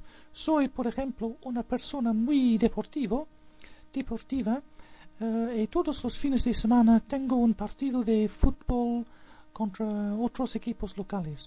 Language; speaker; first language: Spanish; non-native, learner; English